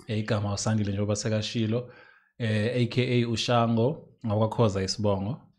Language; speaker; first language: Zulu; native; Zulu